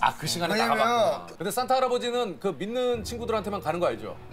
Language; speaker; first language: Korean; native; Korean